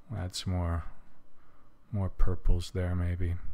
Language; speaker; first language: English; native; English